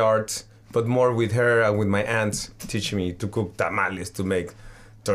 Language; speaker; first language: English; non-native, learner; Spanish